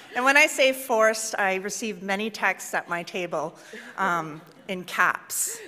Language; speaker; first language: English; native; English